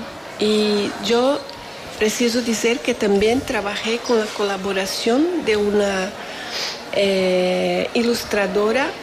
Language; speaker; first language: Spanish; non-native, fluent; Portuguese